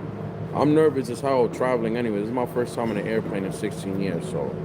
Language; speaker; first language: English; native; English